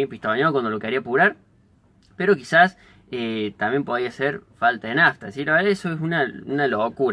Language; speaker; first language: Spanish; native; Spanish